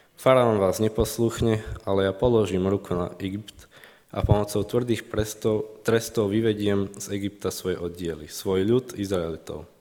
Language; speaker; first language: Slovak; native; Slovak